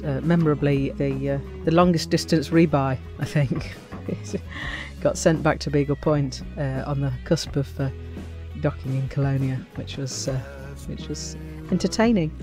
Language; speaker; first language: English; native; English